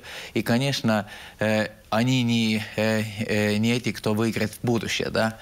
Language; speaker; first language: Russian; non-native, local second language; Estonian